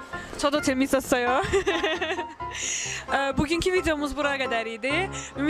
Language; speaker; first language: Korean; non-native, fluent; Azerbaijani